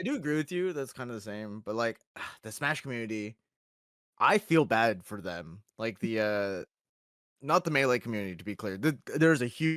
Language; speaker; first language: English; native; English